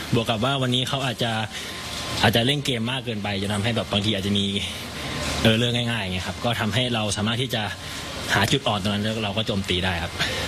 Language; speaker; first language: Thai; native; Thai